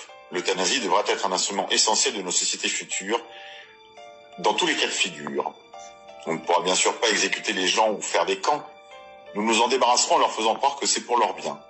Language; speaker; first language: French; native; French